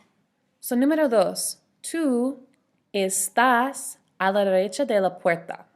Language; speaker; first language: Spanish; non-native, fluent; English